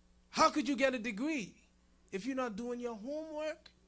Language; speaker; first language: English; non-native, fluent; Haitian Creole